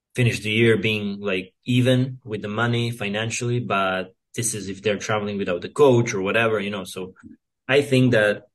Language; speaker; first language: English; non-native, fluent; Serbian